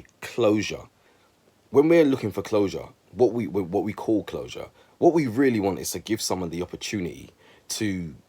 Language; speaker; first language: English; native; English